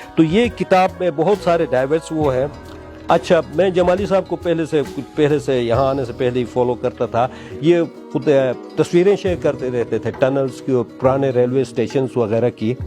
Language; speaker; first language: Urdu; non-native, local second language; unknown